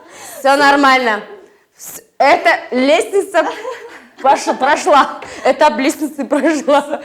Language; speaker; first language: Russian; non-native, local second language; Kazakh